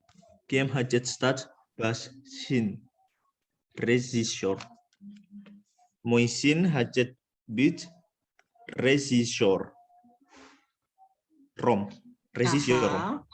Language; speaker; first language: Russian; non-native, learner; Indonesian